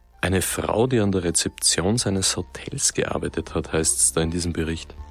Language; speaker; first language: German; native; German